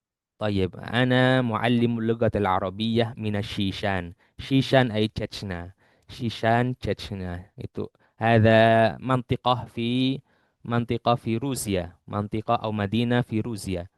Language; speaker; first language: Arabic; non-native, fluent; Indonesian